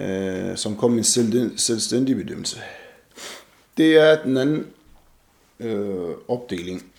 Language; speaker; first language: Danish; non-native, fluent; Arabic